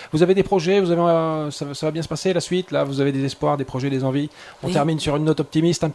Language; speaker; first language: French; native; French